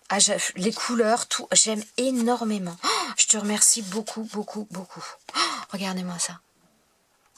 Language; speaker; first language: French; native; French